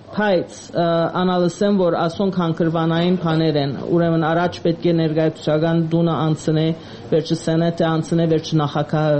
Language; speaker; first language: Armenian; native; Armenian